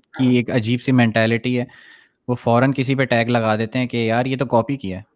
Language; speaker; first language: Urdu; native; Urdu